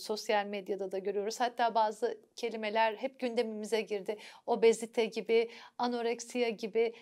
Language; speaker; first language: Turkish; native; Turkish